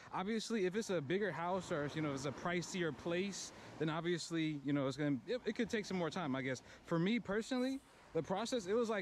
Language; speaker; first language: English; native; English